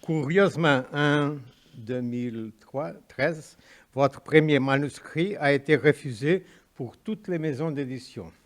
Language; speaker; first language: French; non-native, fluent; Portuguese